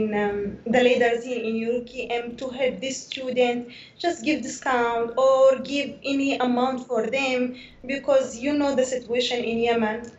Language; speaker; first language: English; non-native, learner; Arabic